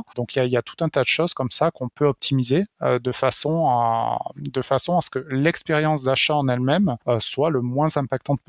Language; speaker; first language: French; native; French